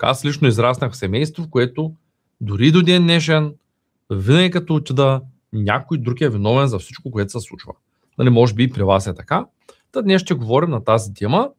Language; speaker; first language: Bulgarian; native; Bulgarian